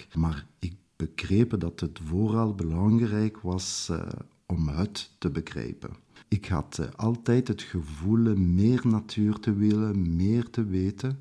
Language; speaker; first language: Dutch; non-native, local second language; French